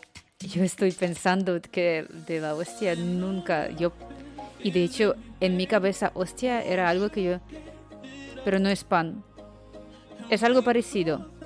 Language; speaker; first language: Spanish; non-native, fluent; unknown